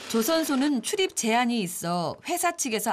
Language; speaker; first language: Korean; native; Korean